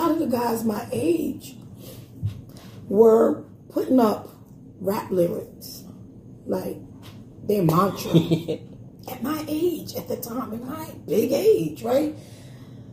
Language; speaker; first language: English; native; English